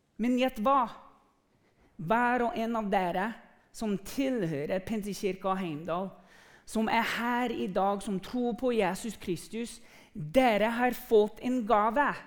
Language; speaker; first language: Norwegian; non-native, fluent; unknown